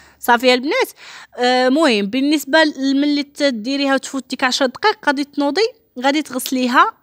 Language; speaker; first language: Arabic; native; Arabic